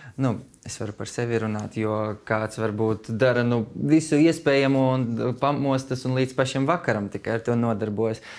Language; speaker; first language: Latvian; non-native, fluent; Russian